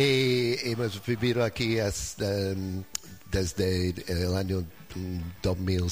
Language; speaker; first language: Spanish; non-native, learner; English